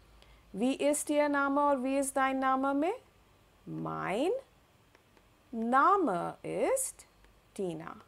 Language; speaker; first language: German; non-native, fluent; Hindi